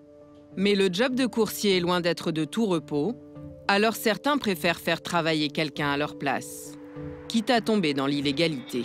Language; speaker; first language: French; native; French